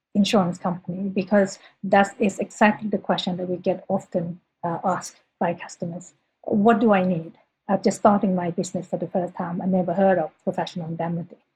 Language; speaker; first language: English; non-native, fluent; Thai